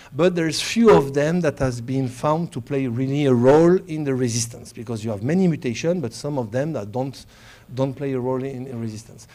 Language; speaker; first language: English; non-native, fluent; French